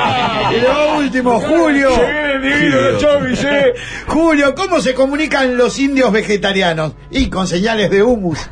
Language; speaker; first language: Spanish; native; Spanish